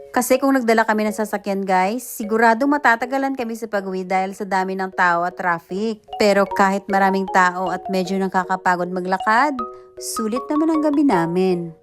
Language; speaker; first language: Filipino; native; Filipino